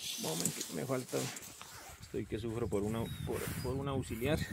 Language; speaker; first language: Spanish; native; Spanish